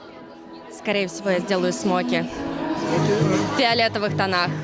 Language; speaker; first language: Russian; native; Russian